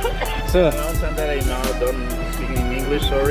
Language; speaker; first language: English; non-native, learner; Spanish